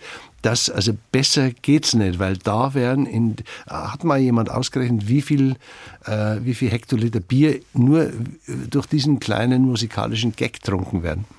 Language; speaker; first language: German; native; German